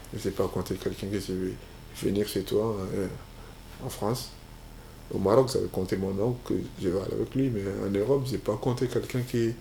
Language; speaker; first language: French; non-native, local second language; Bambara